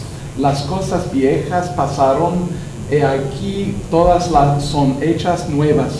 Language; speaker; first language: Spanish; non-native, learner; English